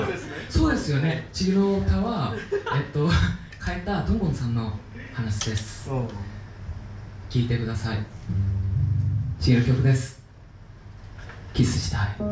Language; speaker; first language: Japanese; non-native, learner; Korean